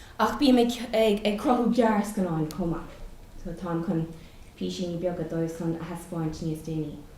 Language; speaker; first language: Irish; non-native, local second language; English